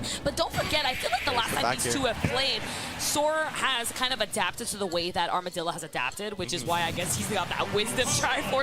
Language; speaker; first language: English; native; English